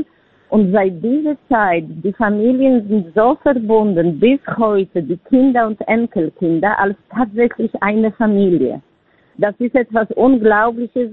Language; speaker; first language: German; non-native, fluent; Polish